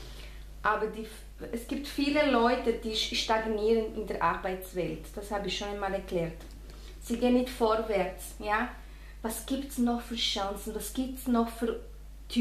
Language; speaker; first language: German; non-native, fluent; Spanish